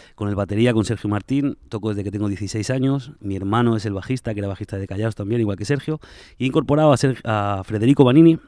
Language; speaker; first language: Spanish; native; Spanish